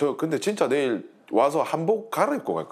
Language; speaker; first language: Korean; native; Korean